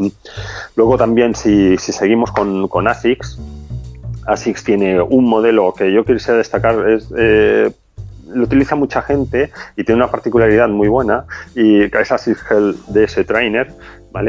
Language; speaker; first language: Spanish; native; Spanish